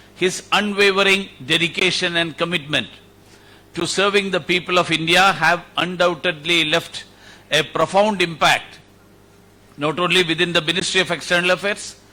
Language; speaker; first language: English; non-native, local second language; Malayalam